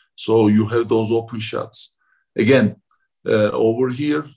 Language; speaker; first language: English; non-native, fluent; Turkish